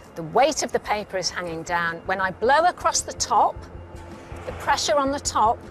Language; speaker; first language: English; native; English